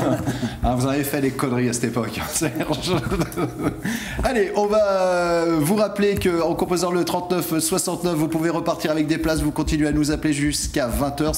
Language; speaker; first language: French; native; French